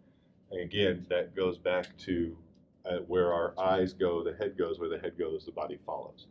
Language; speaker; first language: English; native; English